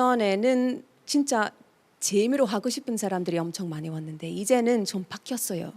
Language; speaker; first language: Korean; non-native, fluent; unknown